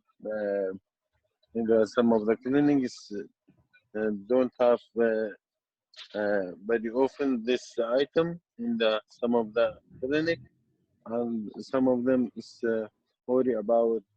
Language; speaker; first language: English; non-native, learner; Kurdish